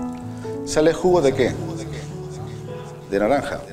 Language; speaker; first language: Spanish; native; Spanish